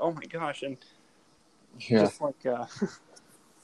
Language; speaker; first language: English; native; English